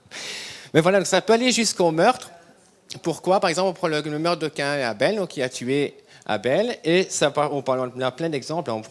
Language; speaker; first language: French; native; French